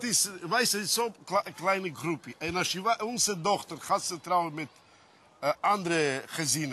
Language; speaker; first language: Dutch; non-native, learner; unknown